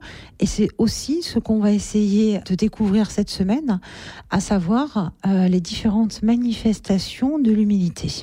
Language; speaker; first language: French; native; French